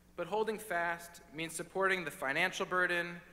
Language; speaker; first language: English; native; English